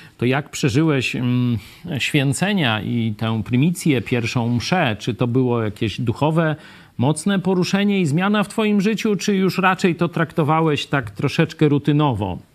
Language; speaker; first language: Polish; native; Polish